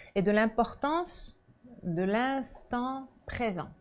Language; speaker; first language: French; non-native, local second language; Arabic